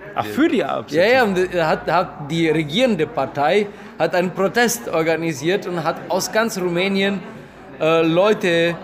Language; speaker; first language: German; non-native, fluent; Romanian